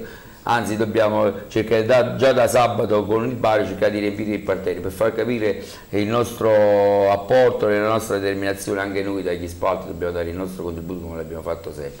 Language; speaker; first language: Italian; native; Italian